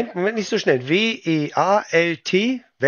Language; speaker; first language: German; native; German